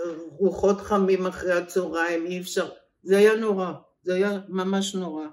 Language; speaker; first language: Hebrew; early bilingual, other home language; German